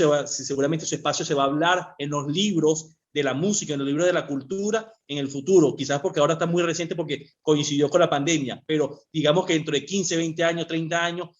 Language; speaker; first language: Spanish; native; Spanish